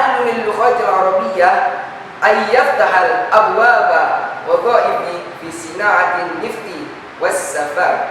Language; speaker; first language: Arabic; non-native, learner; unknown